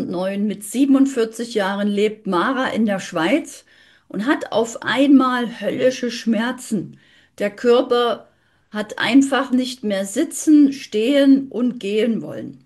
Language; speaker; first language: German; native; German